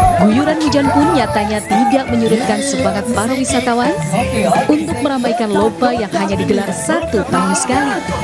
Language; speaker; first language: Indonesian; native; Indonesian